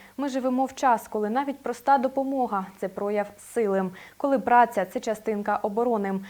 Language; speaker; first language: Ukrainian; native; Ukrainian